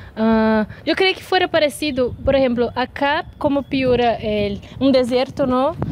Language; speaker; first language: Spanish; non-native, learner; Portuguese